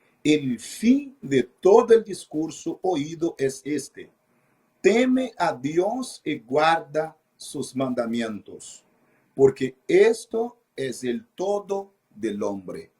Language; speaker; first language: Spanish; non-native, fluent; Portuguese